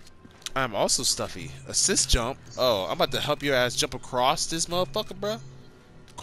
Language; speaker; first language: English; native; English